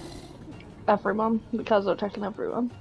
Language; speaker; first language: English; native; English